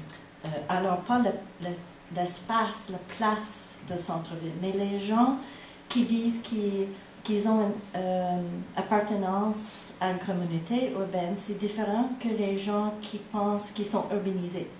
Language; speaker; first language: French; non-native, fluent; English